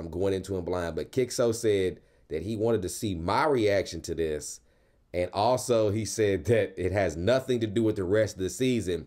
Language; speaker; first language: English; native; English